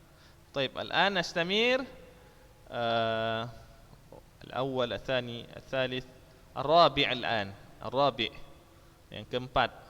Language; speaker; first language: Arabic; non-native, fluent; Indonesian